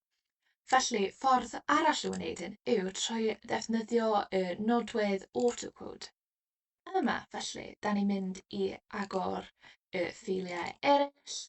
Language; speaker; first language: Welsh; non-native, local second language; English